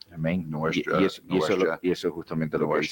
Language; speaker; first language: Spanish; native; Spanish